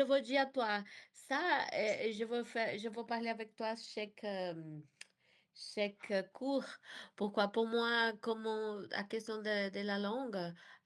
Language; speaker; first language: French; non-native, learner; Portuguese